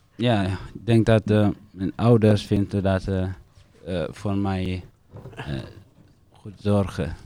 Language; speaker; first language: Dutch; non-native, learner; Tigrinya